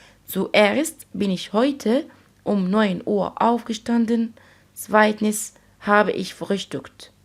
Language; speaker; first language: German; non-native, fluent; Arabic